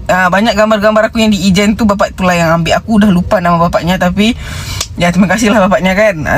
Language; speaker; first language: Malay; native; Malay